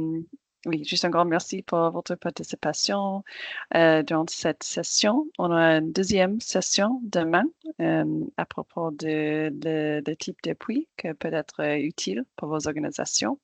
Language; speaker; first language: French; non-native, fluent; English